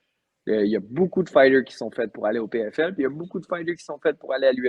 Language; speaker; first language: French; native; French